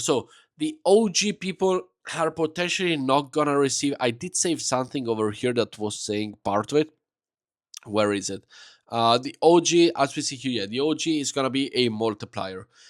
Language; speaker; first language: English; non-native, fluent; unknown